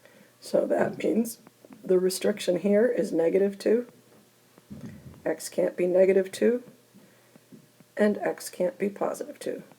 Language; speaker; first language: English; native; English